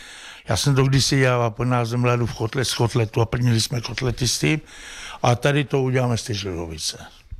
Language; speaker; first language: Czech; native; Czech